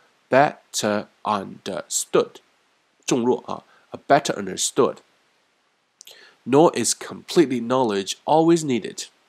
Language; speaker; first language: English; non-native, fluent; Chinese